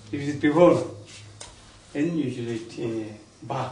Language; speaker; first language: English; non-native, learner; Tibetan